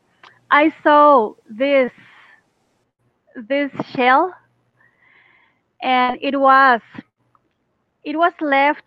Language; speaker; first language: English; non-native, fluent; Spanish